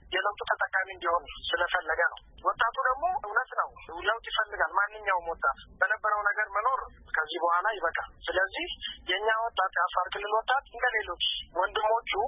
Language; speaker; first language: Amharic; non-native, local second language; Afar